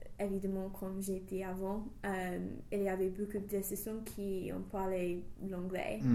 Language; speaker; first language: French; non-native, fluent; English